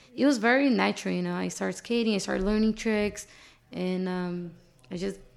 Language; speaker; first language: English; non-native, fluent; Portuguese